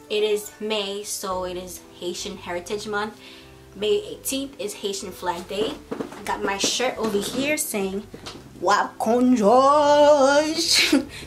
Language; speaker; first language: English; early bilingual, other home language; Haitian Creole